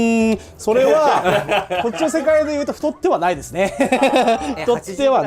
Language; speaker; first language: Japanese; native; Japanese